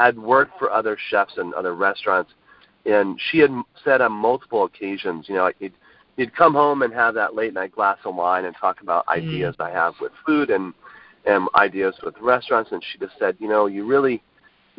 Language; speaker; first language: English; native; English